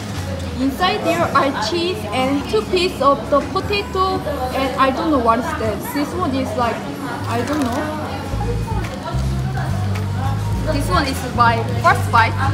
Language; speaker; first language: English; non-native, learner; Korean